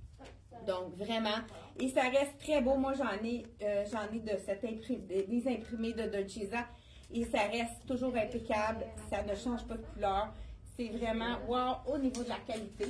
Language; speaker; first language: French; native; French